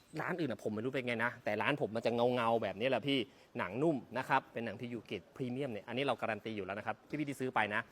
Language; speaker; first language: Thai; native; Thai